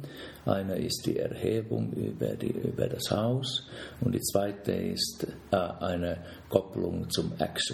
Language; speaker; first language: German; non-native, fluent; Finnish